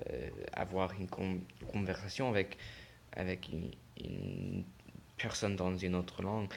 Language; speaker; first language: French; non-native, learner; English